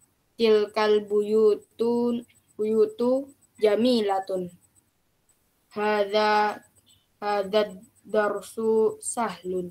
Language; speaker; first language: Arabic; non-native, learner; Indonesian